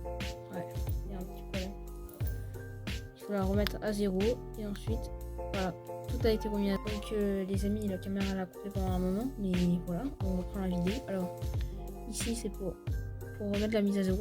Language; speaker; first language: French; native; French